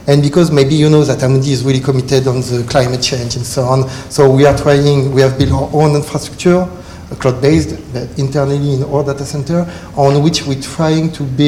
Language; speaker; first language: English; non-native, learner; French